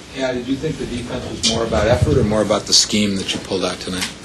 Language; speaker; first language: English; native; English